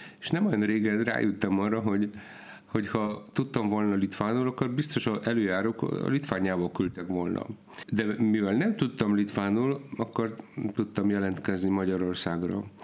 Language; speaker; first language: Hungarian; non-native, fluent; Polish